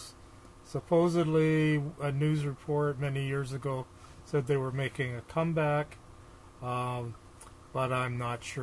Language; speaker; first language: English; native; English